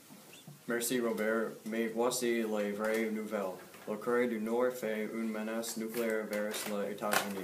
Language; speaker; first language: French; non-native, learner; English